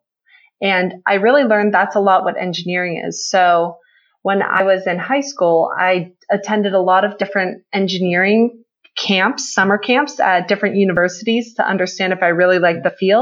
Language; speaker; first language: English; native; English